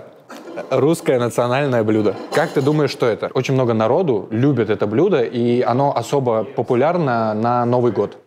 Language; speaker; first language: Russian; native; Russian